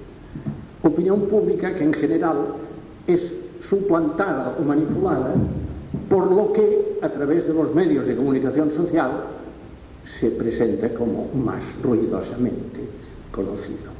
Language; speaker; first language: Spanish; non-native, local second language; Catalan